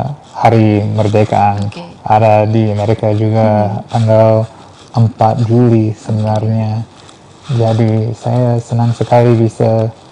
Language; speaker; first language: Indonesian; non-native, fluent; English